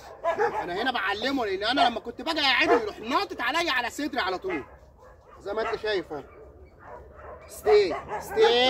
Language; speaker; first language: Arabic; native; Arabic